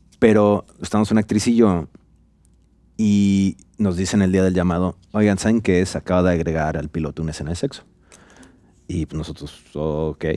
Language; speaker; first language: Spanish; native; Spanish